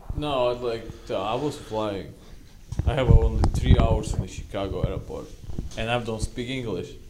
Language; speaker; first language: English; non-native, learner; Russian